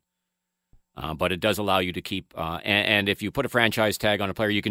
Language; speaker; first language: English; native; English